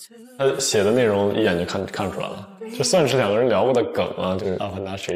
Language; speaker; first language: Chinese; native; Chinese